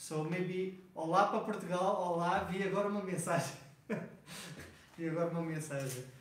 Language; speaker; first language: Portuguese; non-native, fluent; Spanish